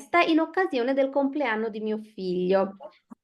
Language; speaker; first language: Italian; non-native, fluent; Bangla